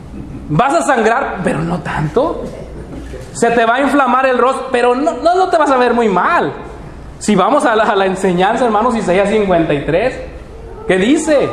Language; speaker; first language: Spanish; native; Spanish